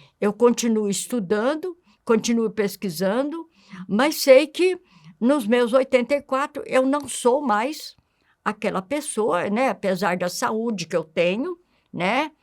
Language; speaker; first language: Portuguese; native; Portuguese